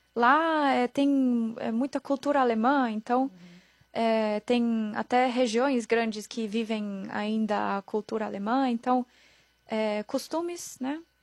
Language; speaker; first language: Portuguese; non-native, fluent; German